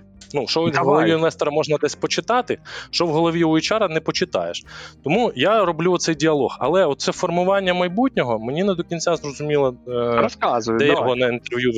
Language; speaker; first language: Ukrainian; native; Ukrainian